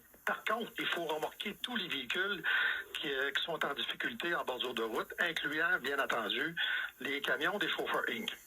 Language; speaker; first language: French; native; French